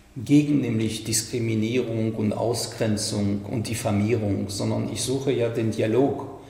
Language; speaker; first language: German; non-native, fluent; French